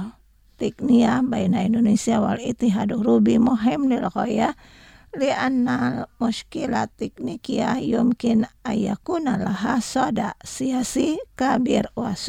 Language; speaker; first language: Arabic; non-native, fluent; Indonesian